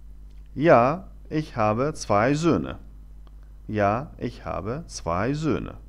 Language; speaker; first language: German; non-native, fluent; Arabic